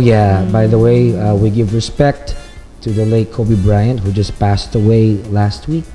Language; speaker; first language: English; non-native, local second language; Filipino